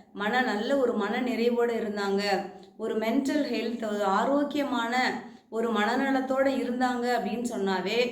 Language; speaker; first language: Tamil; native; Tamil